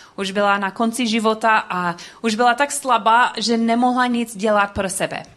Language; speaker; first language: Czech; non-native, learner; English